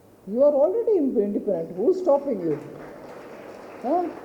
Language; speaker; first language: English; non-native, local second language; Tamil